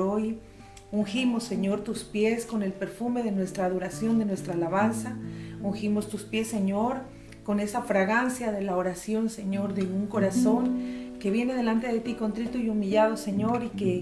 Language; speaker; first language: Spanish; native; Spanish